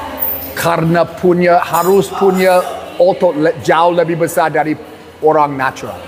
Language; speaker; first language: Indonesian; non-native, learner; English